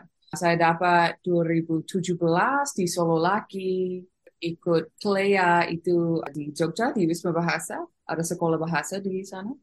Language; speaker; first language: Indonesian; non-native, fluent; English